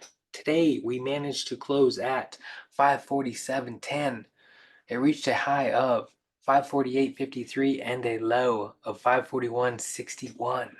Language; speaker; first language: English; native; English